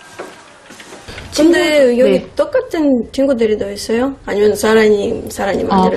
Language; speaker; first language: Korean; non-native, learner; Russian